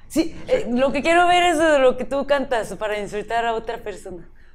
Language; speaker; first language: Spanish; non-native, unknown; Korean